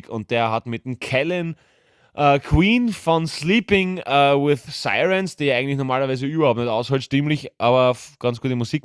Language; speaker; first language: German; native; German